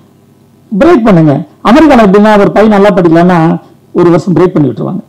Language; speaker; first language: Tamil; native; Tamil